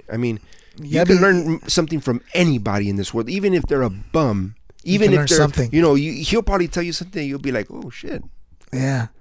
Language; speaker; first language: English; native; English